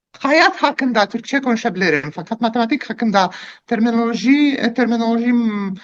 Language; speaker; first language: Turkish; non-native, learner; Russian